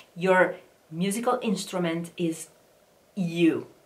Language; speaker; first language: English; non-native, fluent; Italian